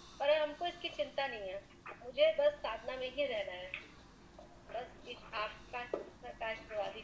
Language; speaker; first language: Hindi; native; Hindi